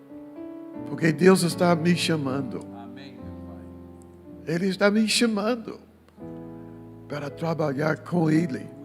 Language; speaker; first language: Portuguese; non-native, learner; English